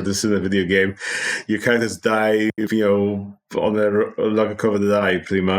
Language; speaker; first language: English; non-native, fluent; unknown